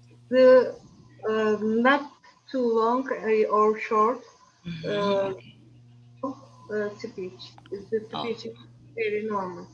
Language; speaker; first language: English; non-native, learner; Turkish